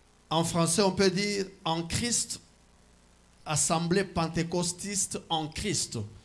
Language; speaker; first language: French; non-native, local second language; Swahili